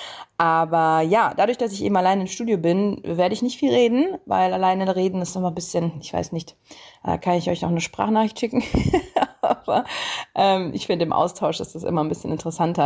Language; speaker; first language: German; native; German